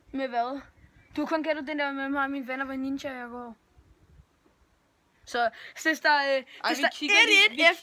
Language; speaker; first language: Danish; native; Danish